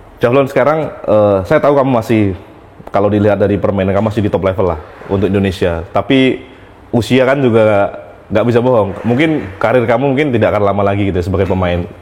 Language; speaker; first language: Indonesian; native; Indonesian